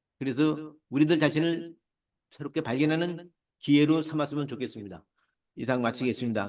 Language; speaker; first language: Korean; native; Korean